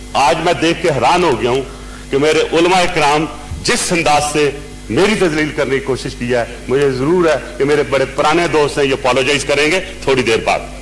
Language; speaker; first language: Urdu; non-native, local second language; Punjabi